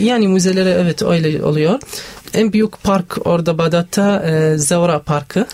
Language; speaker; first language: Turkish; non-native, fluent; Arabic